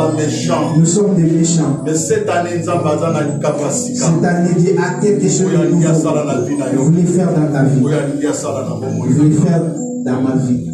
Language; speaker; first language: French; non-native, local second language; Lingala